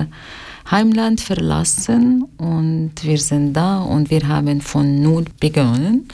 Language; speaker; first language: German; non-native, learner; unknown